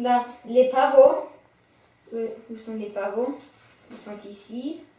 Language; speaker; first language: French; non-native, learner; English